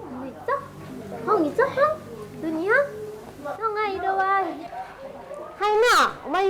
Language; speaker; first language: Korean; non-native, local second language; Lao